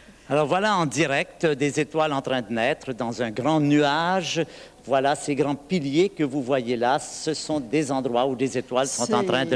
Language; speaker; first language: French; native; French